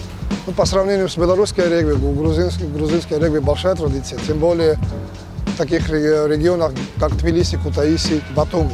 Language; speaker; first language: Russian; non-native, fluent; Georgian